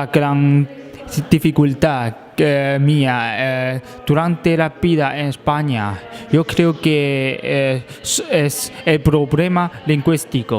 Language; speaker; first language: Spanish; non-native, learner; Chinese